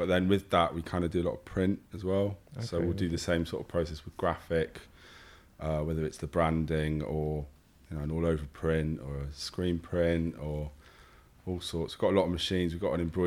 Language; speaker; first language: English; native; English